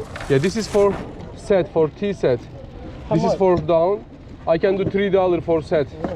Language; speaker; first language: English; non-native, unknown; Turkish